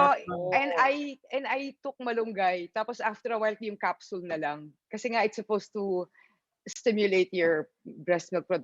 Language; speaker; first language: Filipino; native; Filipino